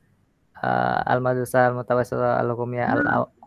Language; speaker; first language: Arabic; non-native, learner; Indonesian